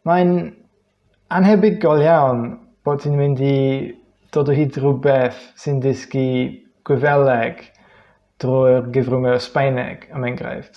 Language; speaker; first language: Welsh; non-native, fluent; English